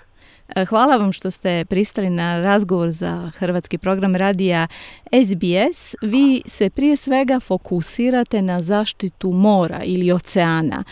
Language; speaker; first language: Serbian; native; Serbian